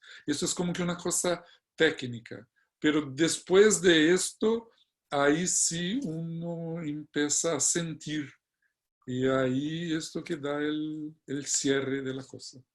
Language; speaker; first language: Spanish; non-native, fluent; Portuguese